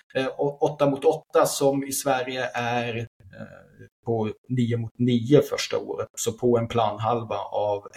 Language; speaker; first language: Swedish; non-native, fluent; German